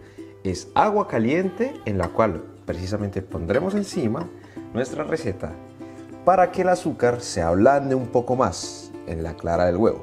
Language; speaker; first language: Spanish; native; Spanish